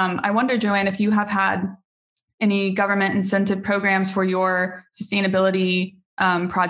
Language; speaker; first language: English; native; English